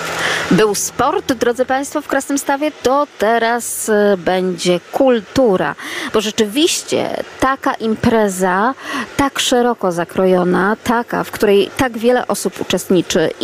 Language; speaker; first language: Polish; native; Polish